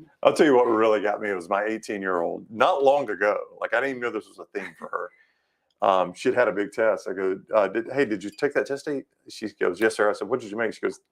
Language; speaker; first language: English; native; English